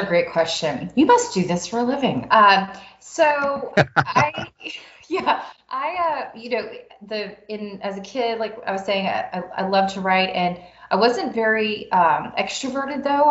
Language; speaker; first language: English; native; English